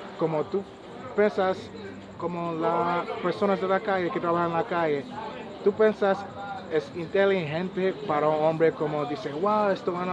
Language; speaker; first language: Spanish; non-native, learner; English